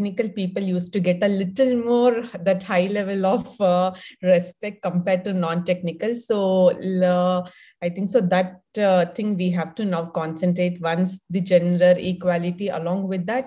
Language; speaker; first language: English; non-native, local second language; Kannada